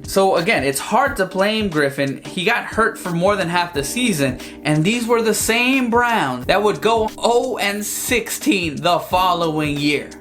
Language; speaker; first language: English; native; English